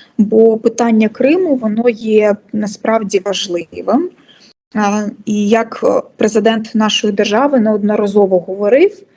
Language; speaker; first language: Ukrainian; non-native, local second language; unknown